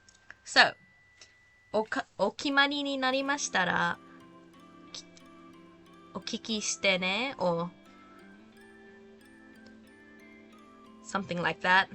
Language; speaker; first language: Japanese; non-native, learner; English